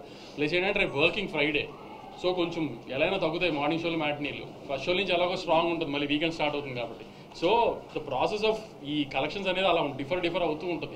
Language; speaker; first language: Telugu; native; Telugu